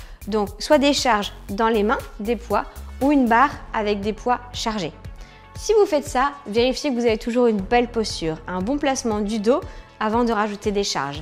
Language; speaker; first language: French; native; French